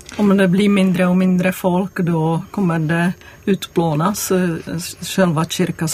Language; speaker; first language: Swedish; non-native, fluent; Czech